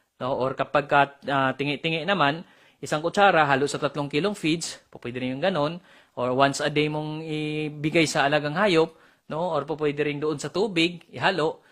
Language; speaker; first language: Filipino; non-native, local second language; Cebuano